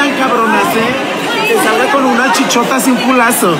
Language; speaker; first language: Spanish; native; Spanish